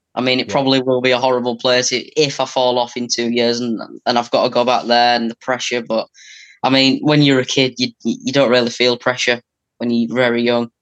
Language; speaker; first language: English; native; English